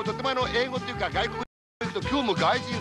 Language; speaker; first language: Japanese; native; Japanese